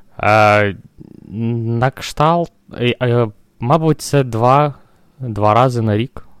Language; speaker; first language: Ukrainian; non-native, local second language; Russian